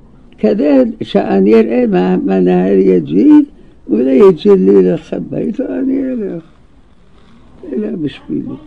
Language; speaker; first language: Hebrew; non-native, fluent; Arabic